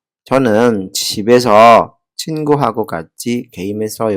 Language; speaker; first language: Korean; non-native, learner; Indonesian